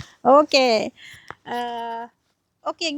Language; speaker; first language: English; non-native, local second language; Iban